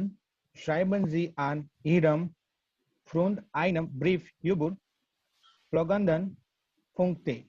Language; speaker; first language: German; non-native, learner; Gujarati